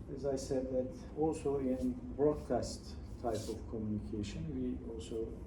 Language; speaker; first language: English; non-native, fluent; Turkish